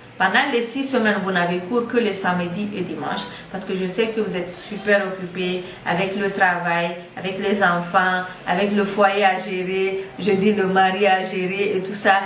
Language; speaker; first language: French; non-native, local second language; Fula